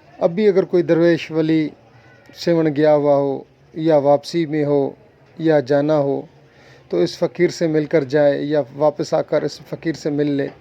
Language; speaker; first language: Urdu; non-native, local second language; Sindhi